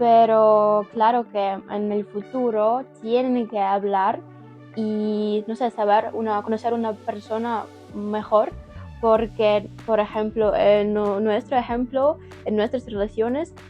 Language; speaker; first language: Spanish; non-native, learner; Ukrainian